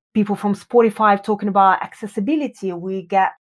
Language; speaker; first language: English; non-native, fluent; Russian